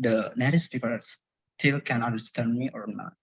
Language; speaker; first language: English; non-native, learner; Indonesian